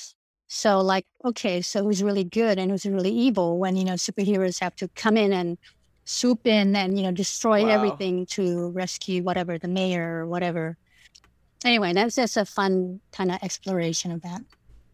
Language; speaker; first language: English; non-native, fluent; Indonesian